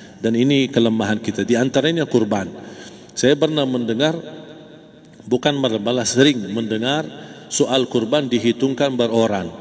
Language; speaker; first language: Malay; non-native, fluent; Arabic